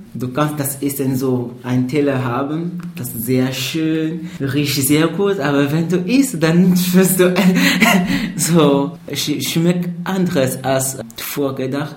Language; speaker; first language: German; non-native, fluent; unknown